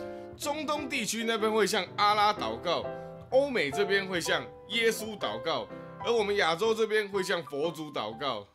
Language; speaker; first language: Chinese; native; Chinese